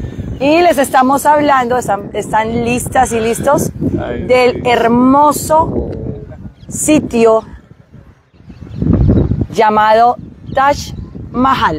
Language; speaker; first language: Spanish; native; Spanish